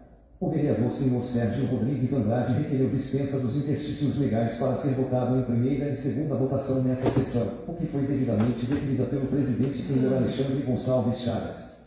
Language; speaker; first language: Portuguese; native; Portuguese